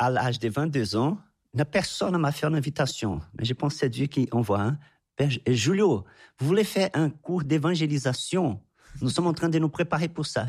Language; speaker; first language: French; non-native, fluent; Portuguese